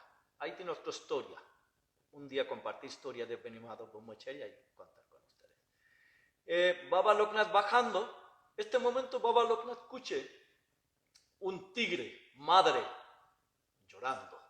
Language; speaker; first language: Spanish; non-native, learner; Bangla